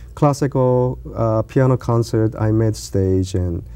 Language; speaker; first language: English; non-native, learner; Japanese